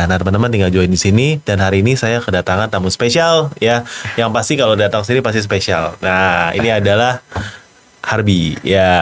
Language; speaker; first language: Indonesian; native; Indonesian